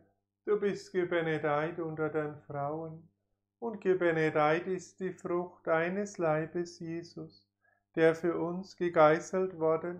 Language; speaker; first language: German; native; German